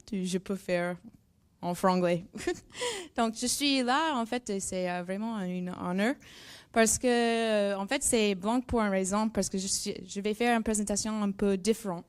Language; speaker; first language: French; non-native, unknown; English